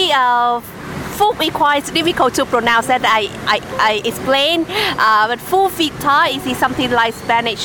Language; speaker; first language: English; non-native, learner; Vietnamese